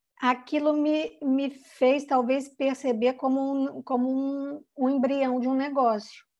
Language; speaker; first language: Portuguese; native; Portuguese